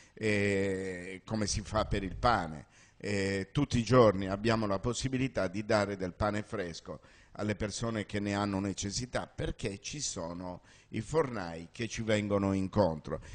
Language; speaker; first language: Italian; native; Italian